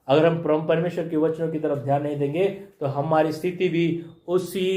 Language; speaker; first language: Hindi; non-native, local second language; Marathi